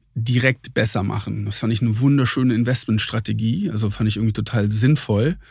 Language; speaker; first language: German; native; German